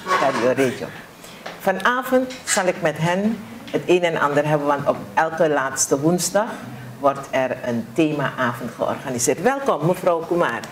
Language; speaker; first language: Dutch; native; Dutch